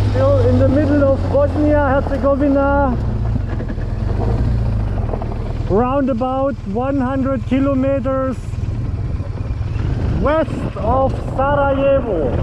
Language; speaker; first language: English; non-native, fluent; German